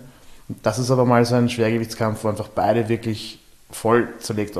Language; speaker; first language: German; native; German